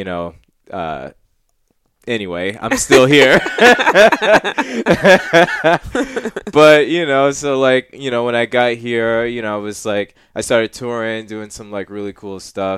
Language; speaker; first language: English; native; English